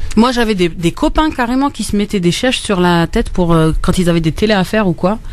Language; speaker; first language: French; non-native, local second language; Arabic